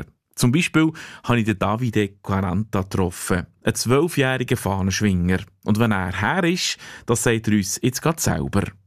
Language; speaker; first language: German; native; German